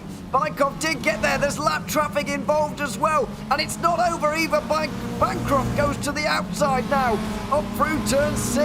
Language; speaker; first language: English; native; English